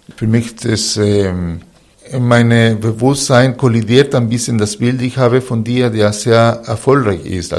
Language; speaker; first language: German; non-native, fluent; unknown